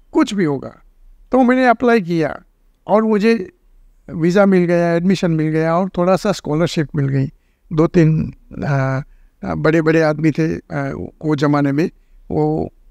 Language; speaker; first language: Hindi; non-native, local second language; Gujarati